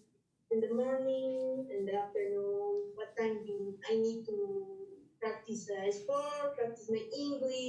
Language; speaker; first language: English; non-native, learner; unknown